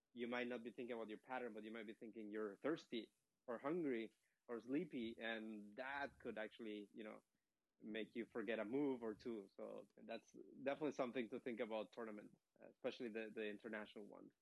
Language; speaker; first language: English; non-native, fluent; Spanish